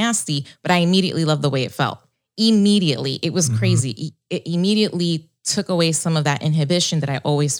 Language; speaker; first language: English; early bilingual, other home language; Spanish